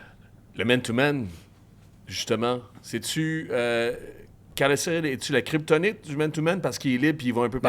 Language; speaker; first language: French; native; French